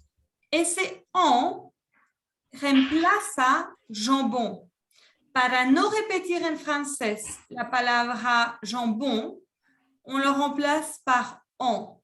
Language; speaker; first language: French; non-native, fluent; Spanish